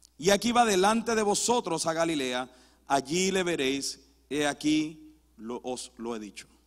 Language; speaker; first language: Spanish; early bilingual, heritage; Spanish